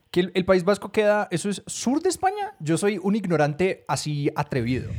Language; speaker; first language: Spanish; native; Spanish